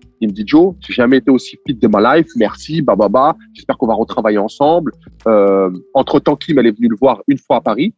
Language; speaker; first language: French; native; French